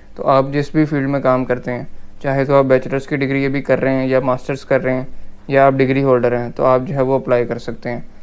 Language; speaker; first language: Urdu; native; Urdu